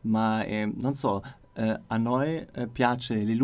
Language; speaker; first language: Italian; non-native, learner; German